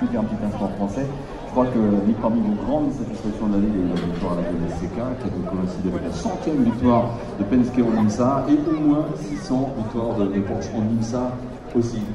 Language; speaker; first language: French; native; French